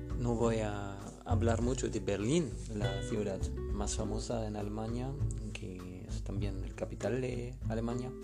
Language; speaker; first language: Spanish; non-native, learner; German